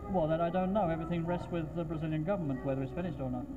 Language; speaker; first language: English; native; English